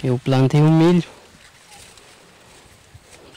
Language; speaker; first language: Portuguese; non-native, local second language; Guarani